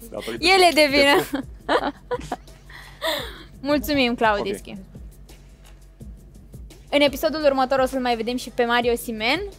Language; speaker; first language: Romanian; native; Romanian